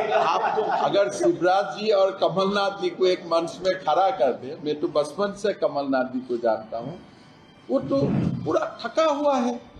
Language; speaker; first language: Hindi; non-native, local second language; Assamese